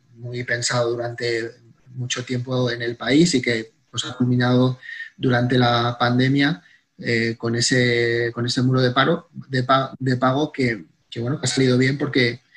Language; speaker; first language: Spanish; native; Spanish